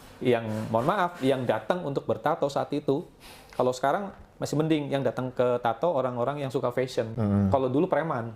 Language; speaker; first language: Indonesian; non-native, local second language; Javanese